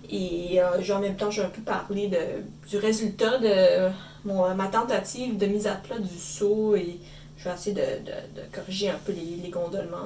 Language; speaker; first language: French; native; French